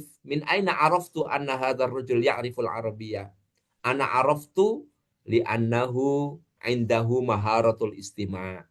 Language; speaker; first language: Arabic; non-native, fluent; Indonesian